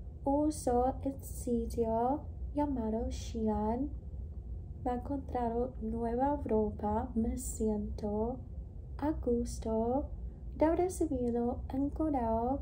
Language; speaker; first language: Spanish; non-native, learner; English